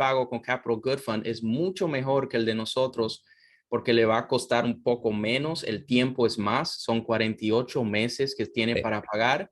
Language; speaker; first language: Spanish; non-native, fluent; English